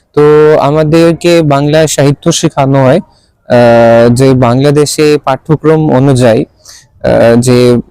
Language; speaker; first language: Bangla; non-native, fluent; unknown